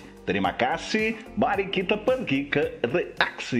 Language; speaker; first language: Indonesian; non-native, learner; Portuguese